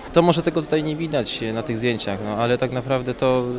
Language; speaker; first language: Polish; native; Polish